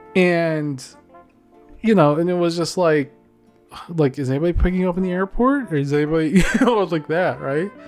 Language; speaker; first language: English; native; English